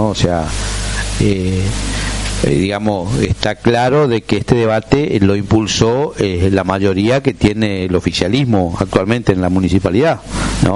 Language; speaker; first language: Spanish; native; Spanish